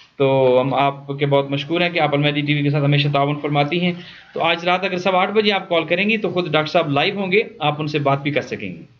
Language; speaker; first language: Urdu; native; Urdu